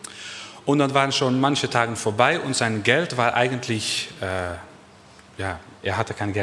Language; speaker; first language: German; non-native, learner; Dutch